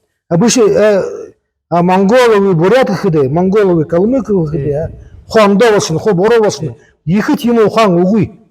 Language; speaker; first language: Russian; non-native, local second language; Buriat